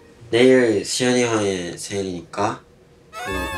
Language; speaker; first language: Korean; non-native, fluent; Japanese